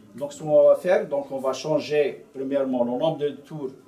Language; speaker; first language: French; non-native, local second language; Arabic